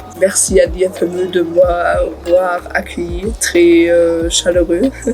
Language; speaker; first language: French; non-native, learner; German